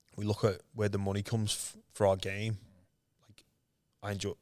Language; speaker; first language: English; native; English